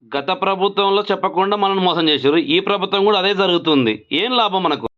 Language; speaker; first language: Telugu; native; Telugu